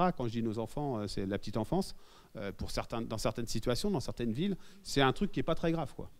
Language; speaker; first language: French; native; French